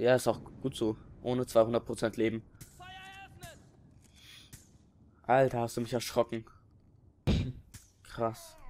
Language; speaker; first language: German; native; German